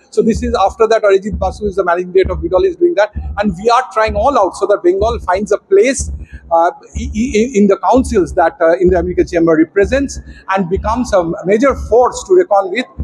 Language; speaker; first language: English; non-native, local second language; Bangla